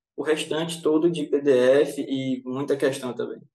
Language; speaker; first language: Portuguese; native; Portuguese